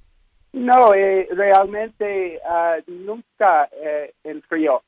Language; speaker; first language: Spanish; non-native, fluent; English